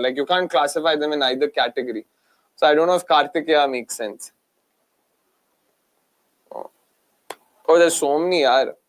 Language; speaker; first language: English; non-native, local second language; Hindi